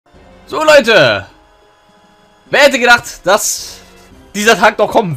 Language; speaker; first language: German; native; German